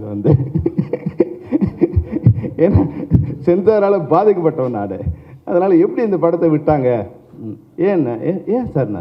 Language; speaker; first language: Tamil; native; Tamil